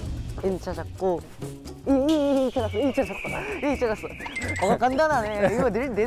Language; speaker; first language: Korean; non-native, learner; Japanese